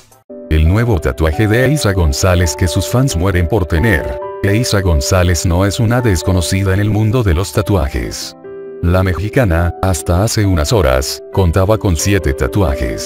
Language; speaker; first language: Spanish; native; Spanish